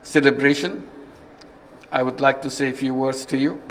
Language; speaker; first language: English; non-native, local second language; Bangla